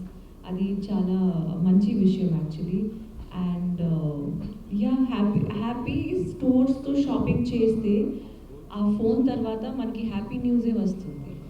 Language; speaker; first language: Telugu; non-native, learner; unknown